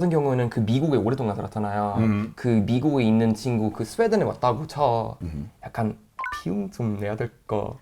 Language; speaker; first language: Korean; non-native, fluent; Swedish